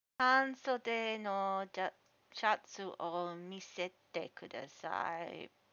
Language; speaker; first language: Japanese; non-native, learner; English